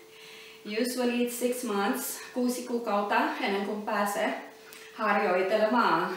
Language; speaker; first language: Finnish; non-native, learner; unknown